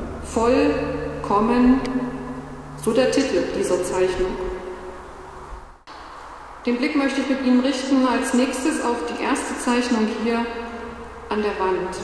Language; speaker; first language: German; native; German